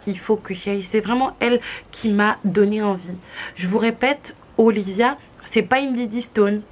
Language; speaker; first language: French; native; French